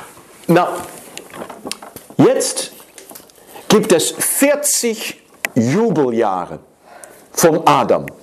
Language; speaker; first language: German; non-native, fluent; Dutch